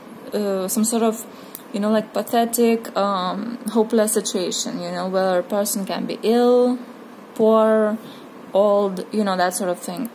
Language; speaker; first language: English; non-native, fluent; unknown